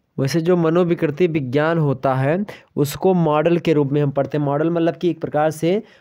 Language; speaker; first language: Hindi; native; Hindi